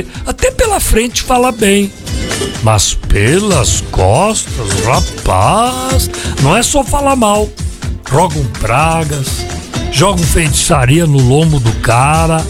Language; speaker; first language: Portuguese; native; Portuguese